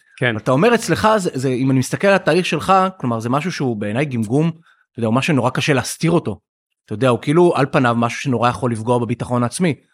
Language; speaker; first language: Hebrew; native; Hebrew